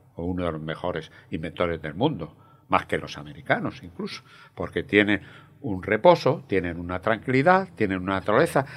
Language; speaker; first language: Spanish; native; Spanish